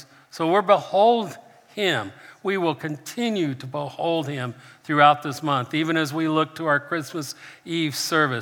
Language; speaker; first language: English; native; English